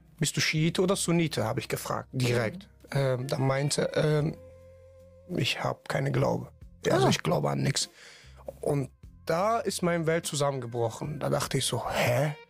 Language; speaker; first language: German; non-native, fluent; Turkish